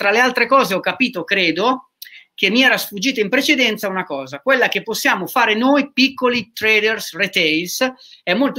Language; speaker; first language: Italian; native; Italian